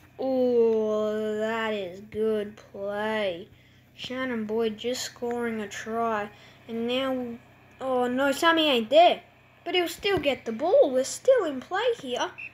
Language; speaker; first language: English; native; English